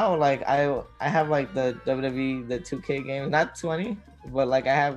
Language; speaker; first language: English; native; English